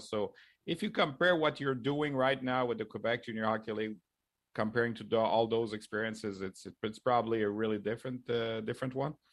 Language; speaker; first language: English; non-native, fluent; French